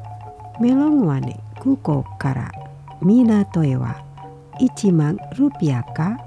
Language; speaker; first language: Japanese; non-native, fluent; Indonesian